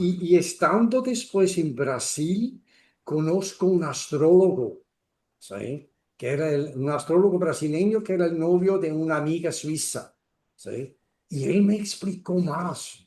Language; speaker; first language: Spanish; non-native, fluent; German